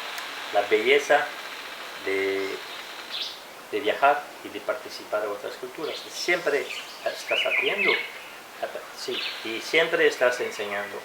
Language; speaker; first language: Spanish; non-native, fluent; French